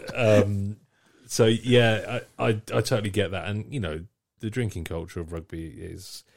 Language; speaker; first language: English; native; English